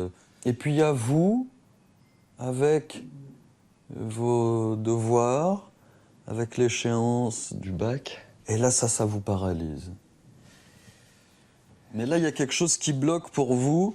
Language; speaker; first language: French; native; French